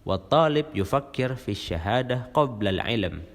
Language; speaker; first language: Arabic; non-native, fluent; Indonesian